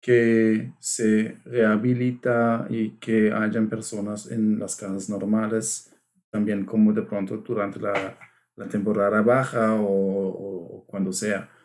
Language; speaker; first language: Spanish; non-native, fluent; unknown